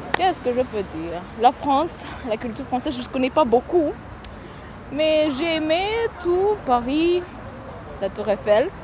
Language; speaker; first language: French; non-native, fluent; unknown